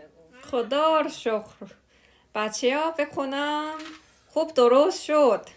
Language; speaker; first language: Persian; non-native, learner; Korean